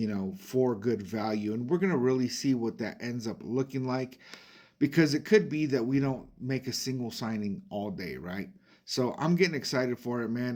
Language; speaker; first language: English; native; English